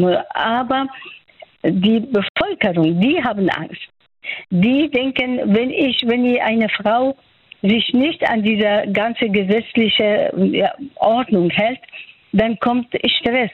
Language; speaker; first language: German; non-native, fluent; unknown